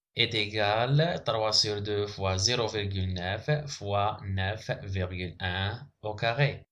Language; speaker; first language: French; non-native, local second language; Arabic